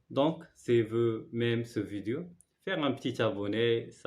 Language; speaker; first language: French; non-native, learner; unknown